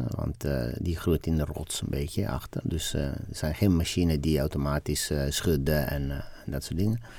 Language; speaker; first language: Dutch; non-native, fluent; Italian